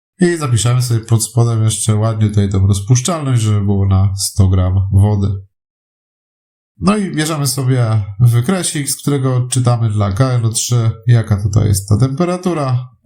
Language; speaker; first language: Polish; native; Polish